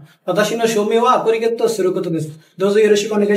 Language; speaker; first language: Japanese; non-native, learner; Bangla